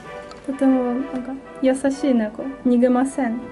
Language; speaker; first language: Japanese; non-native, fluent; Russian